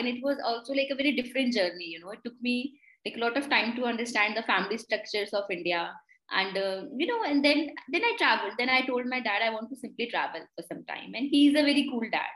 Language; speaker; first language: English; non-native, local second language; Hindi